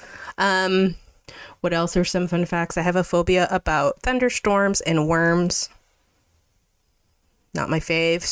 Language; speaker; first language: English; native; English